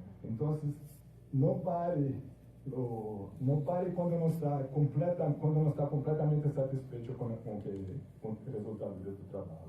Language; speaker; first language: Spanish; non-native, fluent; Portuguese